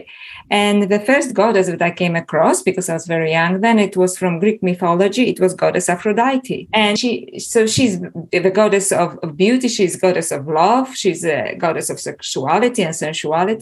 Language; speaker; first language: English; non-native, fluent; Polish